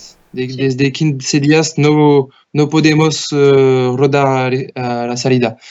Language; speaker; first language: Spanish; non-native, learner; French